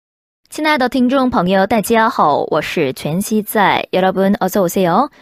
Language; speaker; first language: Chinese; non-native, fluent; Korean